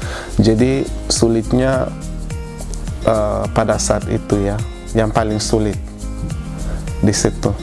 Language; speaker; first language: Indonesian; non-native, fluent; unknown